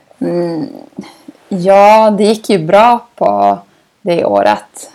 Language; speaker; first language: Swedish; native; Swedish